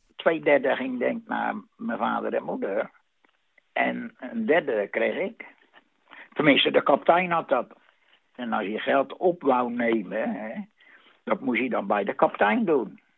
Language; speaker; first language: Dutch; native; Dutch